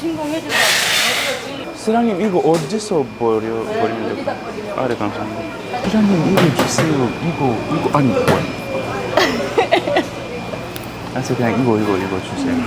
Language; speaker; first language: Korean; non-native, fluent; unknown